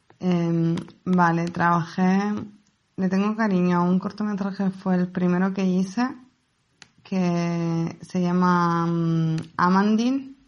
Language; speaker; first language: Spanish; non-native, fluent; Italian